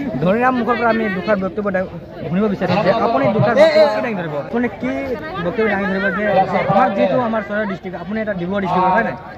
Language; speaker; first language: Assamese; non-native, local second language; Santali